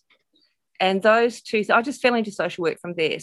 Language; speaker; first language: English; native; English